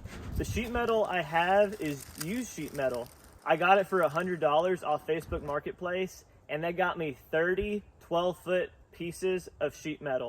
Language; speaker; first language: English; native; English